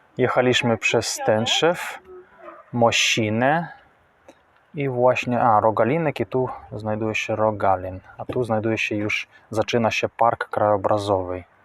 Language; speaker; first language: Polish; non-native, fluent; Russian